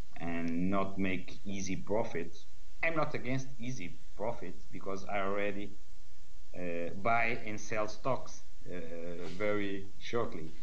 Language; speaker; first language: English; non-native, learner; Portuguese